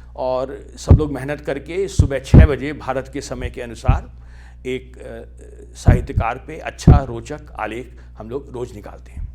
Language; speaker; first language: Hindi; native; Hindi